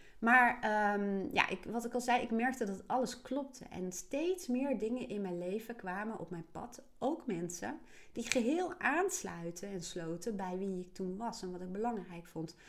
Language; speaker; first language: Dutch; native; Dutch